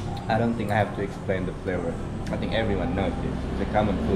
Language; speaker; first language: English; non-native, learner; Indonesian